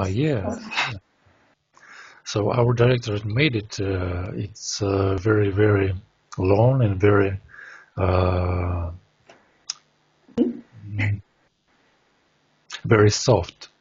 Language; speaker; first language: English; non-native, learner; Russian